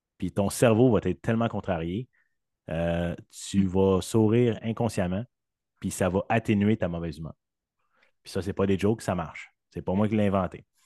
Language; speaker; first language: French; native; French